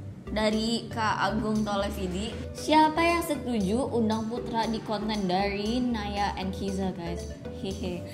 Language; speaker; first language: Indonesian; early bilingual, heritage; Indonesian